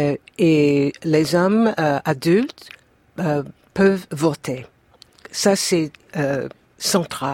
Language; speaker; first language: French; non-native, fluent; English